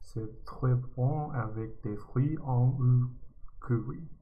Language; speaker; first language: French; non-native, learner; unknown